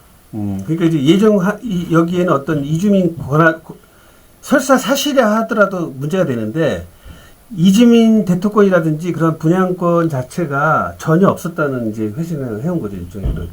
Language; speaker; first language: Korean; native; Korean